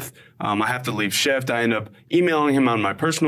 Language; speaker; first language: English; native; English